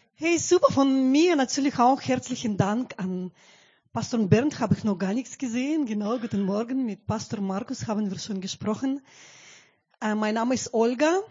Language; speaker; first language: German; non-native, fluent; Russian